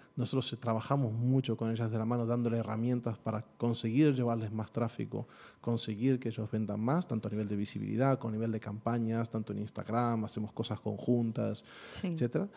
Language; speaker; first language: Spanish; native; Spanish